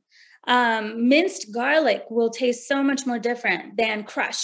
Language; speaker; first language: English; non-native, local second language; Hindi